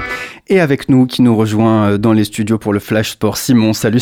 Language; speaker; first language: French; native; French